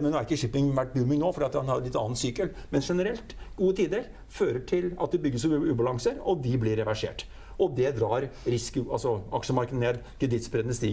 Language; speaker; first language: Norwegian; native; Norwegian